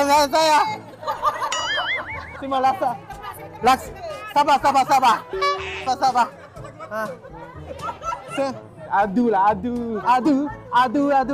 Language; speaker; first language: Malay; non-native, learner; Japanese